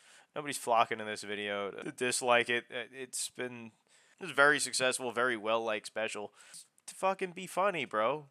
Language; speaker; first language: English; native; English